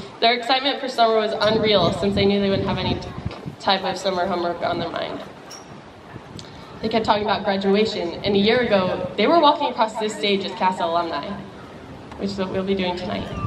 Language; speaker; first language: English; native; English